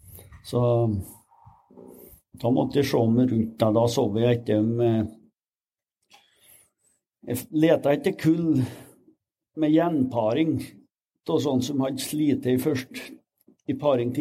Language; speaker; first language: Norwegian; native; Norwegian